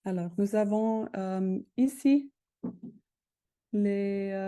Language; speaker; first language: French; non-native, fluent; German